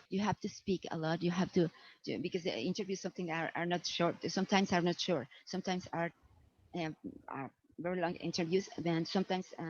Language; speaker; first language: English; non-native, fluent; Spanish